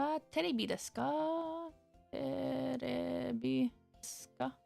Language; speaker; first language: Japanese; non-native, learner; English